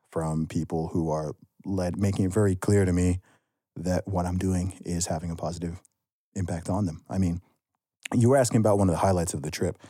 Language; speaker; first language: English; native; English